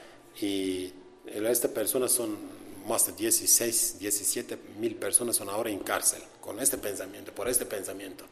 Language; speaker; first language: Spanish; non-native, learner; Kurdish